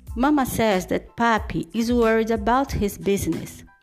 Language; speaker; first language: English; non-native, fluent; Portuguese